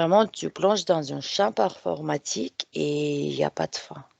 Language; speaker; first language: French; non-native, fluent; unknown